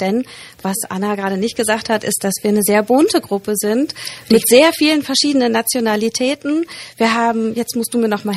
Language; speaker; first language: German; native; German